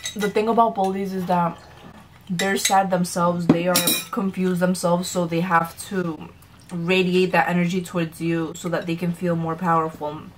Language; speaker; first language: English; early bilingual, other home language; Spanish